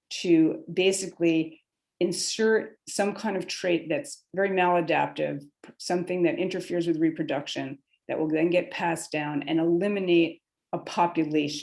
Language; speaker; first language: English; native; English